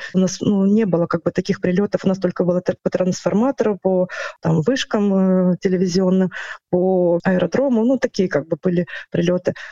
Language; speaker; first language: Russian; non-native, local second language; Ukrainian